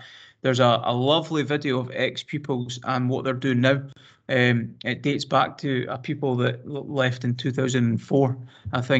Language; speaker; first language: English; native; English